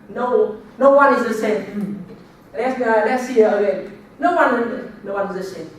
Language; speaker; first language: English; non-native, learner; Vietnamese